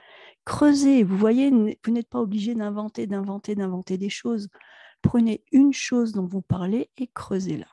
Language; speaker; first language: French; native; French